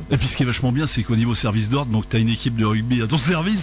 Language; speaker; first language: French; native; French